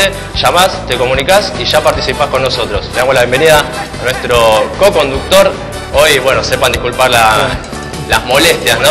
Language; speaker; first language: Spanish; native; Spanish